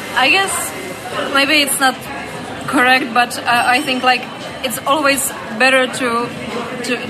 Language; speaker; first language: English; non-native, fluent; Czech